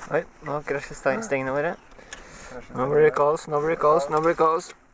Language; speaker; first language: Norwegian; native; Norwegian